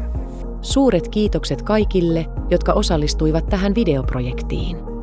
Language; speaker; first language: Finnish; native; Finnish